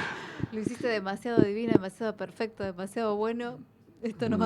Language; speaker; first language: Spanish; native; Spanish